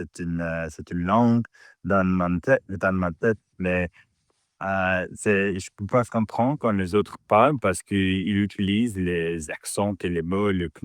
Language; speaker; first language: French; non-native, learner; English